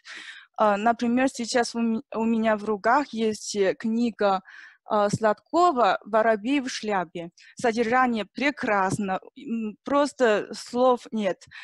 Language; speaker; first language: Russian; non-native, learner; Chinese